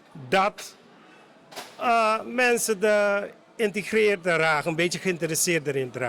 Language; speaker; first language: Dutch; non-native, local second language; Papiamento